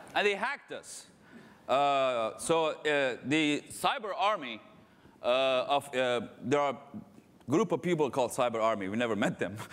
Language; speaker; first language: English; non-native, fluent; Persian